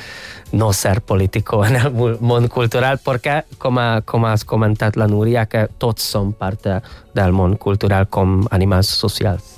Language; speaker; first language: Catalan; non-native, fluent; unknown